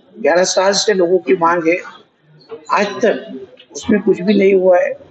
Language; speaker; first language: Hindi; non-native, local second language; Marathi